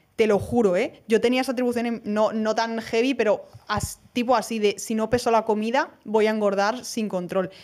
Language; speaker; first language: Spanish; native; Spanish